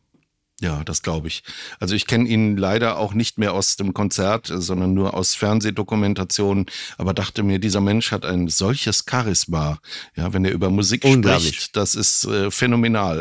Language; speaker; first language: German; native; German